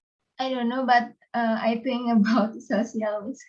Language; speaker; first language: English; non-native, learner; Indonesian